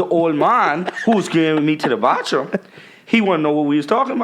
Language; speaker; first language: English; native; English